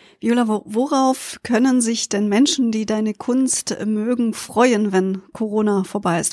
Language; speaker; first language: German; native; German